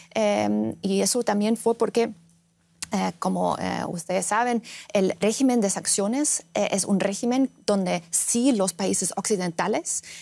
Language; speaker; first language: Spanish; non-native, fluent; Russian